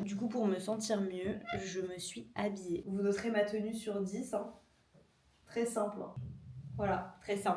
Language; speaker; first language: French; native; French